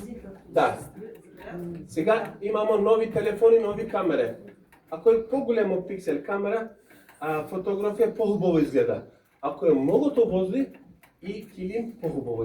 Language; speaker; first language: Bulgarian; non-native, learner; Serbian